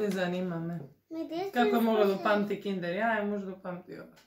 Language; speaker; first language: Croatian; native; Croatian